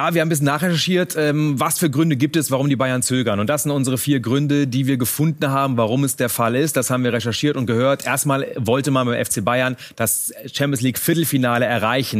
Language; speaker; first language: German; native; German